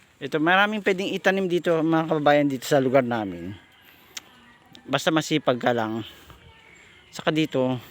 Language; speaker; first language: Filipino; non-native, local second language; Bikol